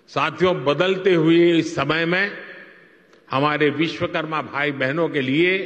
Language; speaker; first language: Hindi; non-native, local second language; Gujarati